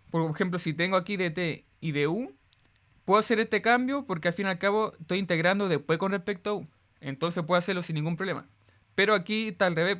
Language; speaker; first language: Spanish; native; Spanish